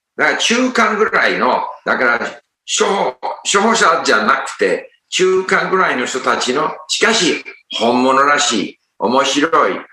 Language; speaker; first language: Japanese; non-native, fluent; English